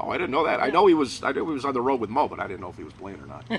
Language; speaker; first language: English; native; English